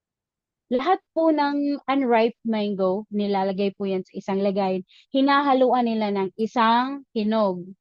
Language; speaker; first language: Filipino; native; Filipino